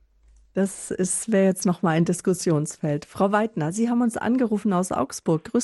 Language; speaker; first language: German; native; German